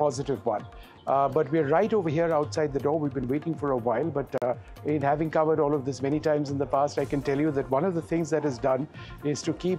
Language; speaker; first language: English; non-native, local second language; Bangla